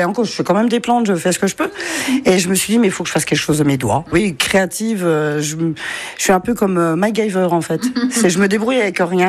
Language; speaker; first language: French; native; French